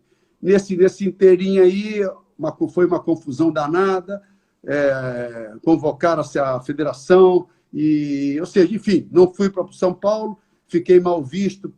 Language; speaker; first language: Portuguese; native; Portuguese